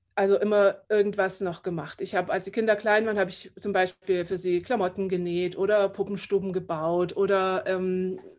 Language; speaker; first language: German; native; German